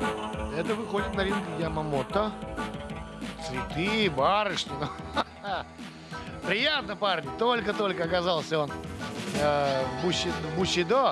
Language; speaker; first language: Russian; native; Russian